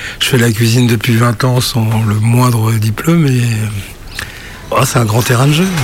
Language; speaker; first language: French; native; French